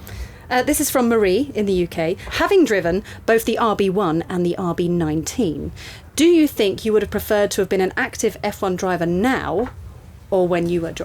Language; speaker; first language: English; native; English